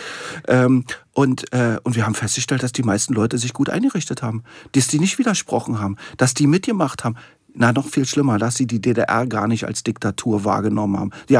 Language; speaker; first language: German; native; German